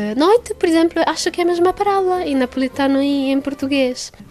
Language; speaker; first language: Portuguese; non-native, learner; Italian